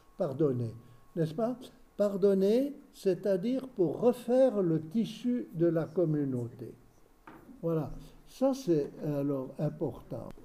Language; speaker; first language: French; native; French